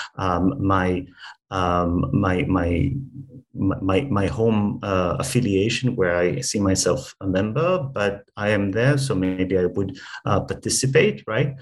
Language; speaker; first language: English; non-native, fluent; Hebrew